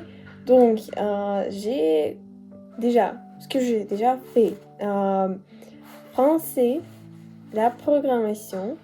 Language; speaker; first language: French; non-native, learner; Russian